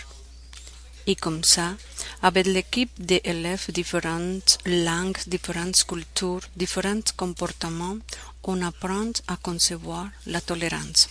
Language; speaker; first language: French; non-native, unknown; Spanish